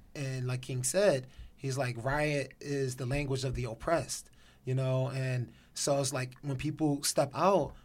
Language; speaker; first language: English; native; English